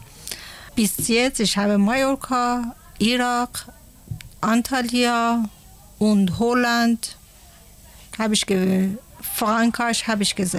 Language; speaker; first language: German; non-native, learner; Persian